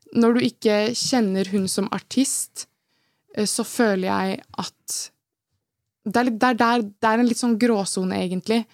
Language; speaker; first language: Norwegian; early bilingual, other home language; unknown